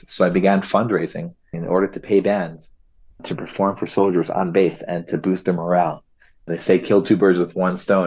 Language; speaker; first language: English; native; English